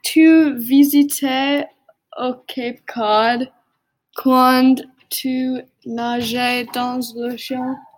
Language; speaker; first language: French; non-native, learner; English